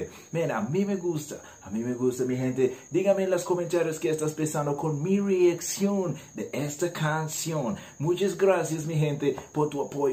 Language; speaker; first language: Spanish; non-native, learner; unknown